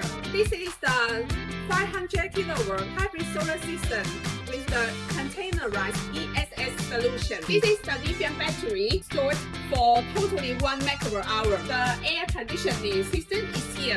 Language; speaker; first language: English; non-native, learner; Chinese